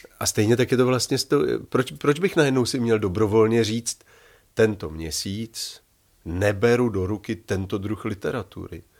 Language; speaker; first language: Czech; native; Czech